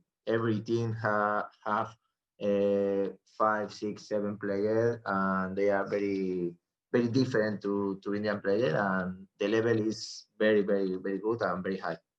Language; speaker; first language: English; non-native, learner; Spanish